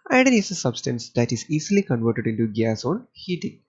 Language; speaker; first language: English; non-native, local second language; Malayalam